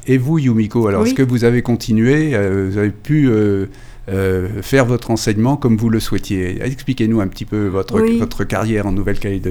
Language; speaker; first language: French; native; French